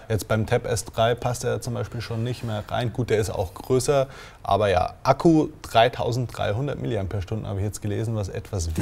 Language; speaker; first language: German; native; German